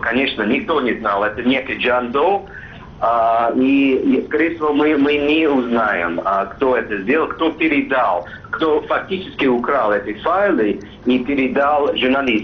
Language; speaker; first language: Russian; non-native, fluent; English